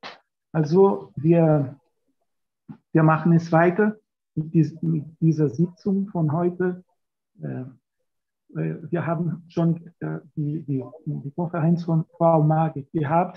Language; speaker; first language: German; non-native, fluent; Portuguese